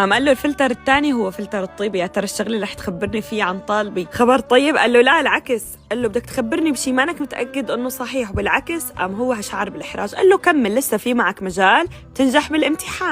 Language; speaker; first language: Arabic; native; Arabic